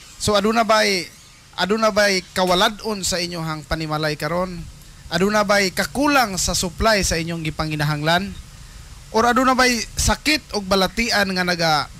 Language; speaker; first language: Cebuano; native; Cebuano